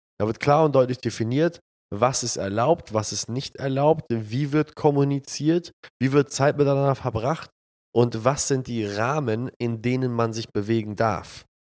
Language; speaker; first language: German; early bilingual, other home language; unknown